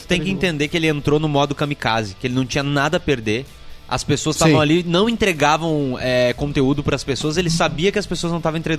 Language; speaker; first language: Portuguese; native; Portuguese